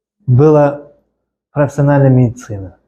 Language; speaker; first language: Russian; non-native, local second language; Uzbek